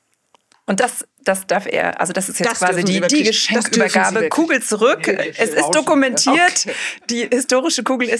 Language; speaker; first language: German; native; German